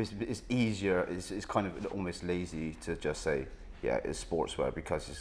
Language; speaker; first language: English; native; English